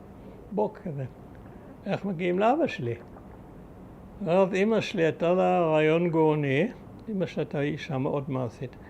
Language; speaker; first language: Hebrew; early bilingual, other home language; German